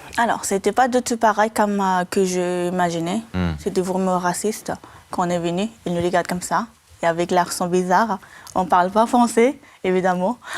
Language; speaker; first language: French; non-native, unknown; Tibetan